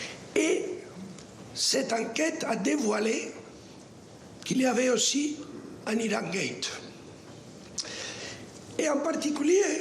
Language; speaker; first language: French; non-native, fluent; Spanish